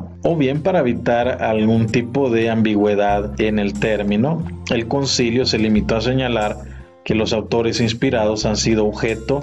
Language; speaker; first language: Spanish; native; Spanish